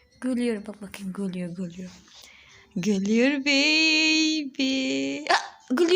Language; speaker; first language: Turkish; non-native, learner; Filipino